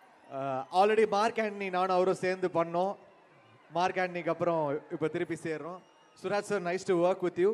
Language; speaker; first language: Tamil; native; Tamil